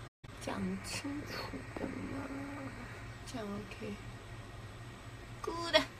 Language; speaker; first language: Chinese; native; Chinese